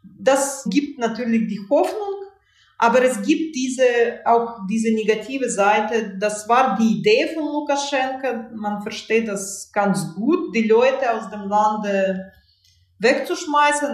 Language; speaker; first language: German; non-native, fluent; Russian